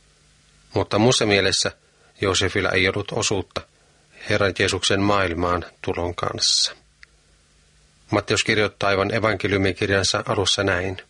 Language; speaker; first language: Finnish; native; Finnish